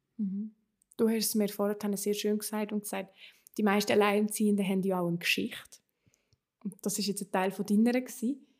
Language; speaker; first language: German; native; German